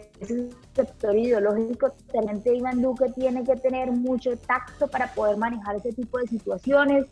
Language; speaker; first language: Spanish; native; Spanish